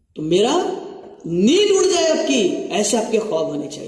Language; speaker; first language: Hindi; non-native, local second language; Marathi